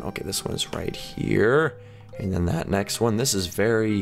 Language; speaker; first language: English; native; English